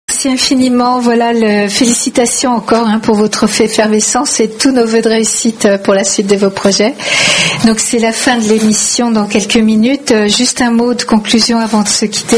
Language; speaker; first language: French; native; French